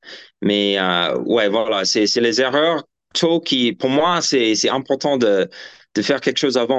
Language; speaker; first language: French; non-native, fluent; English